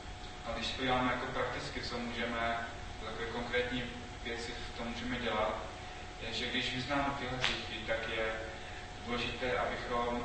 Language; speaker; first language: Czech; non-native, fluent; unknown